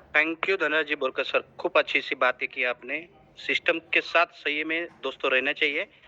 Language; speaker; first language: Hindi; non-native, local second language; Marathi